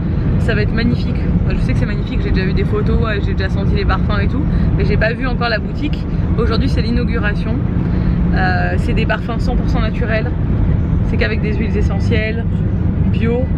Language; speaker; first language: French; native; French